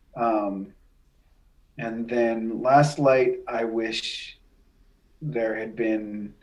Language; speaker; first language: English; native; English